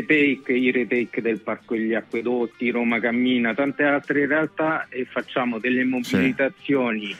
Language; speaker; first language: Italian; native; Italian